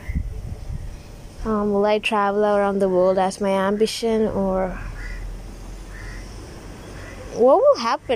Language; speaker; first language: English; non-native, local second language; Tamil